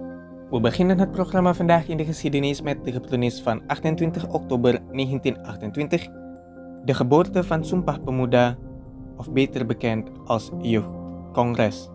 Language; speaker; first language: Dutch; non-native, learner; Indonesian